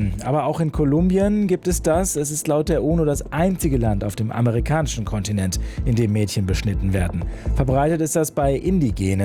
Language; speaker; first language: German; native; German